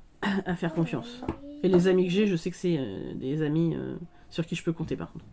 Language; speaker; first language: French; native; French